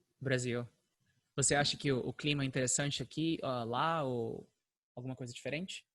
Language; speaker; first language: Portuguese; native; Portuguese